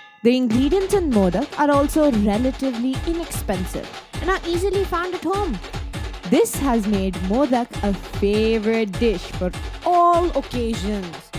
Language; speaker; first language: English; non-native, local second language; Marathi